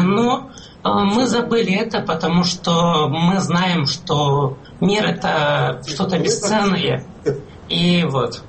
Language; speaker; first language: Russian; non-native, fluent; Romanian